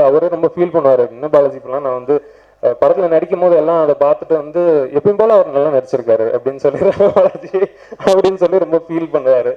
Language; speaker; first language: Tamil; native; Tamil